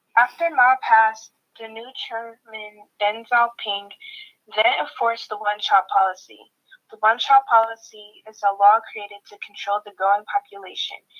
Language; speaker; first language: English; native; English